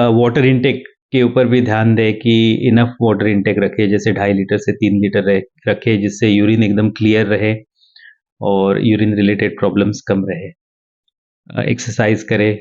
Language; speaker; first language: Hindi; non-native, local second language; Marathi